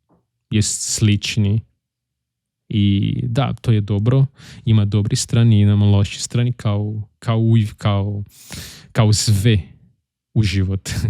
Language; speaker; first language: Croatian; non-native, learner; Portuguese